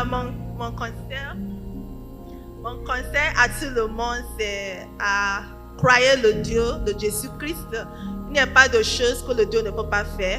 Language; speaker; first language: French; non-native, learner; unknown